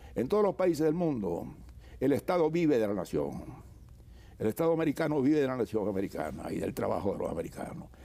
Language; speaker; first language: Spanish; native; Spanish